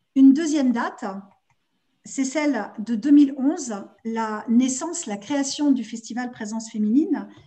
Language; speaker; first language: French; native; French